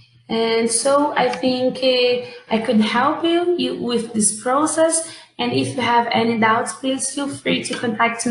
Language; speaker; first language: English; non-native, fluent; Portuguese